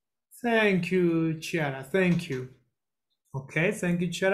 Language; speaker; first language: English; non-native, learner; Spanish